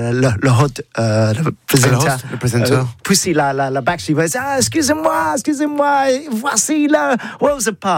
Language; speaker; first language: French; non-native, learner; English